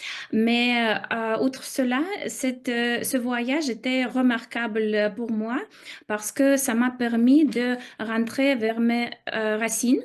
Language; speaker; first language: French; non-native, fluent; Russian